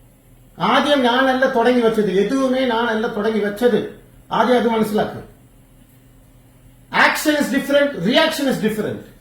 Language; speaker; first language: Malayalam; non-native, fluent; Tamil